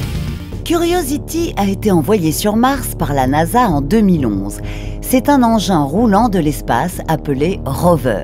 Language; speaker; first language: French; native; French